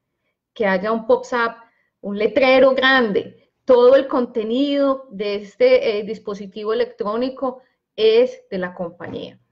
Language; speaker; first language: Spanish; native; Spanish